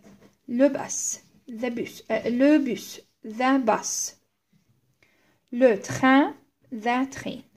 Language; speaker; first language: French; non-native, learner; Arabic